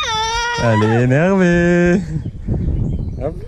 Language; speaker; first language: French; native; French